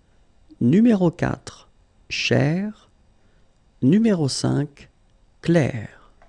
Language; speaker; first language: French; native; French